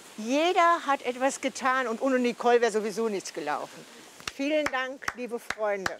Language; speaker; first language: German; native; German